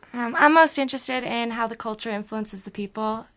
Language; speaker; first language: English; native; English